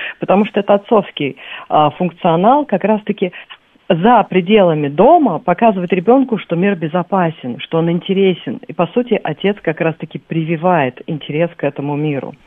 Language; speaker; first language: Russian; native; Russian